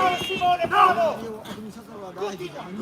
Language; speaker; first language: Italian; native; Italian